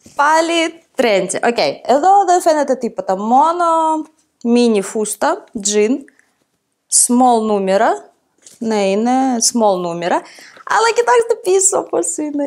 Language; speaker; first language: Greek; non-native, fluent; Ukrainian